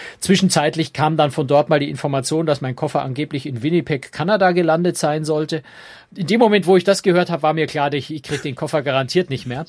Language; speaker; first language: German; native; German